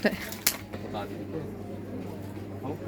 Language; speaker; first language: Arabic; native; Arabic